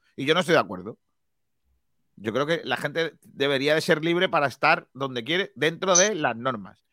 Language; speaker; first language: Spanish; native; Spanish